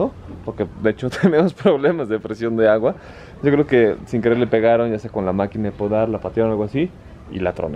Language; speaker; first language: Spanish; native; Spanish